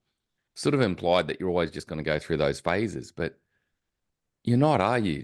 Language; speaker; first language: English; native; English